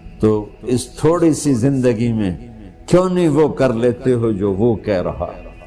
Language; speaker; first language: Urdu; non-native, local second language; Punjabi